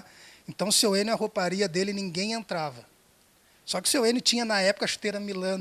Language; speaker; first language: Portuguese; native; Portuguese